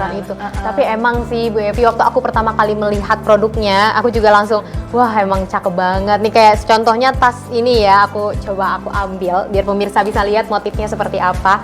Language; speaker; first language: Indonesian; native; Indonesian